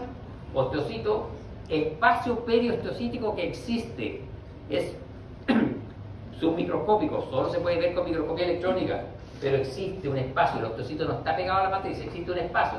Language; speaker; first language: Spanish; native; Spanish